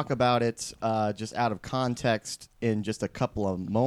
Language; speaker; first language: English; native; English